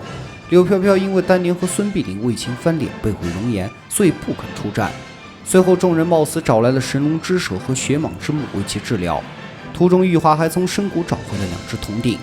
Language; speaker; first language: Chinese; native; Chinese